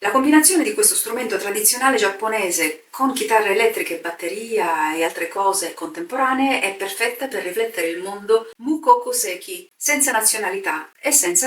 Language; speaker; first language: Italian; native; Italian